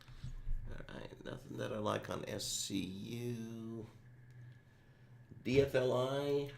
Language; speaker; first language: English; native; English